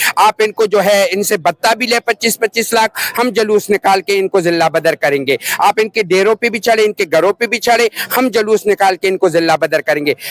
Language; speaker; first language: Urdu; non-native, local second language; Pashto